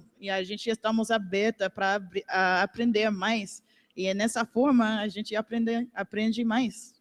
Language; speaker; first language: Portuguese; non-native, learner; English